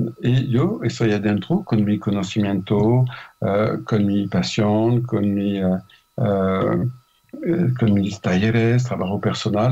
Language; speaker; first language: Spanish; non-native, fluent; French